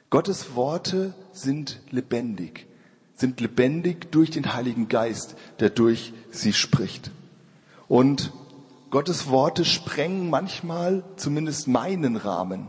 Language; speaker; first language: German; native; German